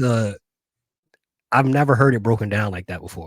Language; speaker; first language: English; native; English